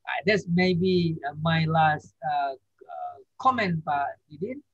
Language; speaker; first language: English; non-native, fluent; Indonesian